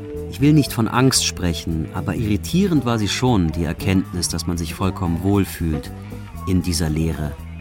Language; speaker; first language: German; native; German